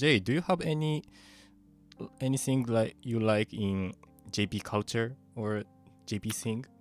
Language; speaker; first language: English; non-native, fluent; Japanese